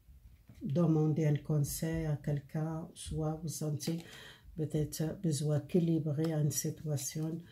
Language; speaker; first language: French; non-native, learner; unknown